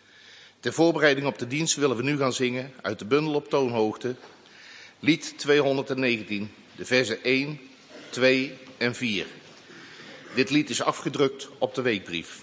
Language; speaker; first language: Dutch; native; Dutch